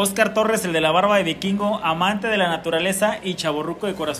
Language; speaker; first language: Spanish; native; Spanish